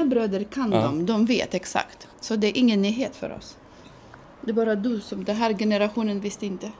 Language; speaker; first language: Swedish; non-native, fluent; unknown